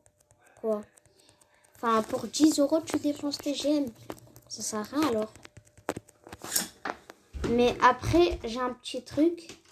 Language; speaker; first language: French; native; French